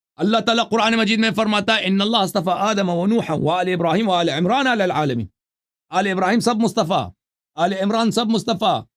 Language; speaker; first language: Urdu; non-native, fluent; Persian